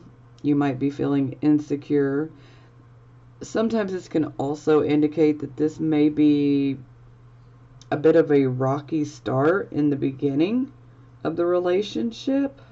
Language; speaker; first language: English; native; English